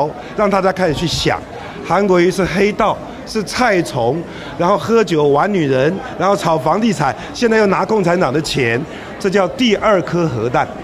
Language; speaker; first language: Chinese; native; Chinese